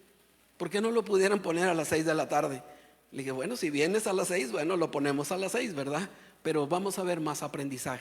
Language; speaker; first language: Spanish; native; Spanish